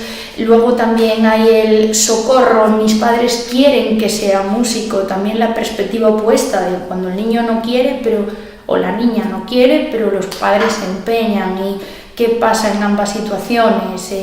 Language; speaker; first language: Spanish; native; Spanish